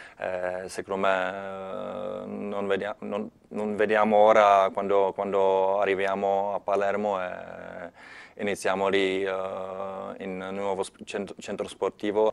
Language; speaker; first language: Italian; non-native, learner; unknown